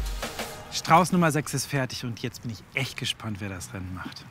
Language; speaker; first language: German; native; German